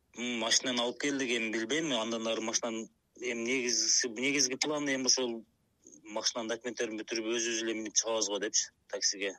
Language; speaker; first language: Kyrgyz; native; Kyrgyz